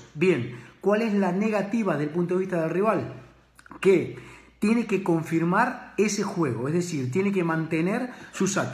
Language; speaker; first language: Spanish; native; Spanish